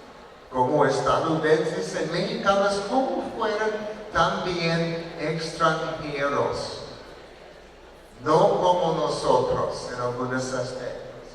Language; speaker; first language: Spanish; non-native, learner; English